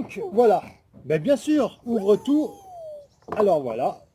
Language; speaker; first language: French; native; French